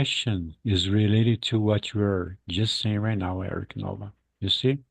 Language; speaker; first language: English; non-native, fluent; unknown